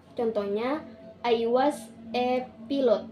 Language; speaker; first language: English; non-native, learner; Indonesian